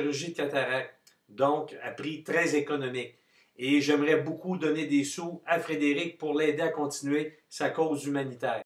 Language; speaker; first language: French; native; French